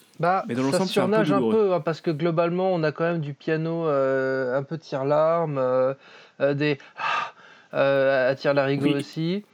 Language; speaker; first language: French; native; French